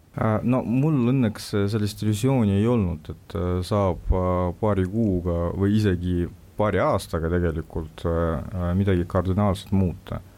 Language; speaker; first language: Estonian; non-native, local second language; Russian